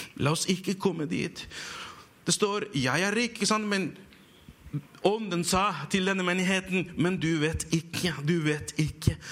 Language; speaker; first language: Norwegian; non-native, fluent; Spanish